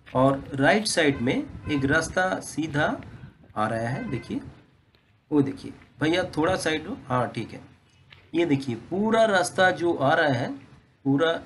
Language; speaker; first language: Hindi; non-native, local second language; Bangla